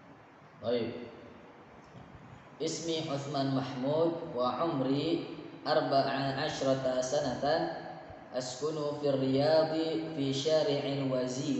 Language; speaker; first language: Arabic; non-native, fluent; Indonesian